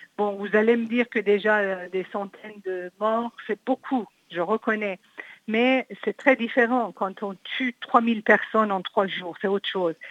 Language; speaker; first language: French; non-native, fluent; Persian